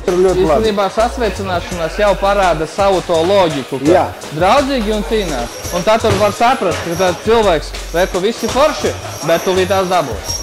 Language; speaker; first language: Latvian; native; Latvian